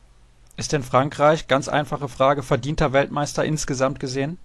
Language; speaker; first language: German; native; German